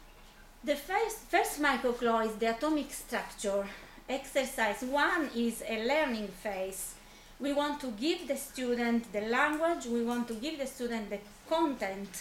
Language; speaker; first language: English; non-native, fluent; Italian